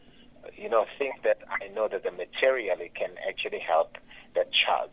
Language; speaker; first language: English; non-native, local second language; Tsonga